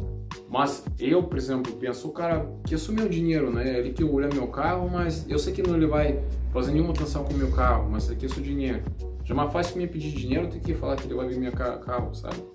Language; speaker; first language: Portuguese; non-native, learner; Russian